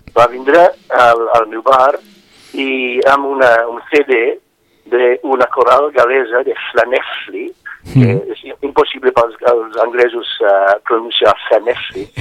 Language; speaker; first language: Catalan; non-native, fluent; Welsh